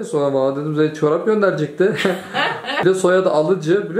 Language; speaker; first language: Turkish; native; Turkish